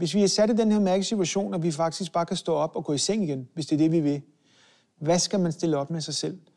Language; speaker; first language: Danish; early bilingual, other home language; Hebrew